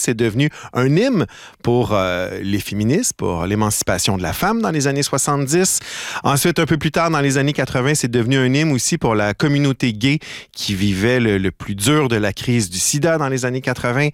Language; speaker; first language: French; native; French